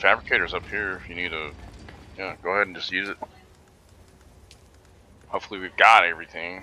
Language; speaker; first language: English; native; English